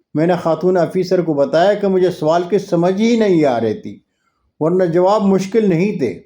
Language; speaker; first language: Urdu; non-native, local second language; Punjabi